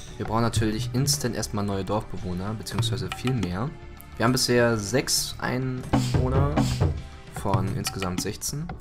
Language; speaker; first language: German; early bilingual, other home language; Greek